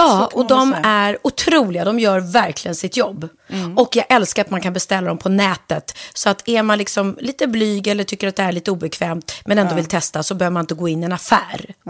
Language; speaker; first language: Swedish; native; Swedish